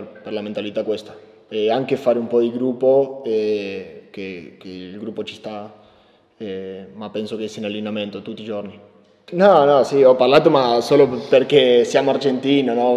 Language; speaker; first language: Italian; non-native, learner; Spanish